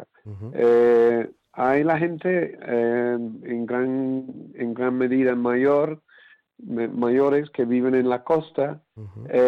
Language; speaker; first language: Spanish; non-native, fluent; English